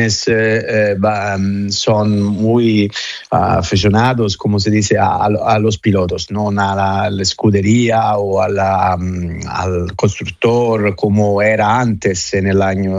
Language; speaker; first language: Spanish; non-native, fluent; Italian